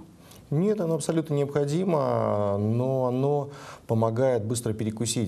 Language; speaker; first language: Russian; native; Russian